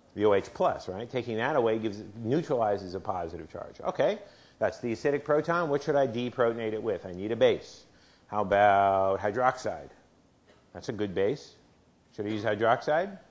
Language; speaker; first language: English; native; English